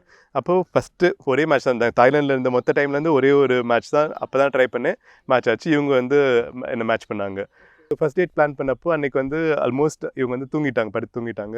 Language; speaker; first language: Tamil; native; Tamil